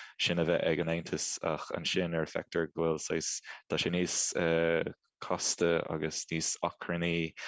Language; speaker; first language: Irish; native; Irish